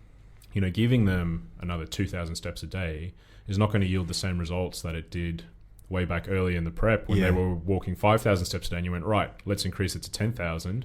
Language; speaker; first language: English; native; English